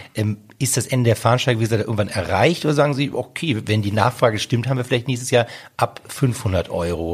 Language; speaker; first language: German; native; German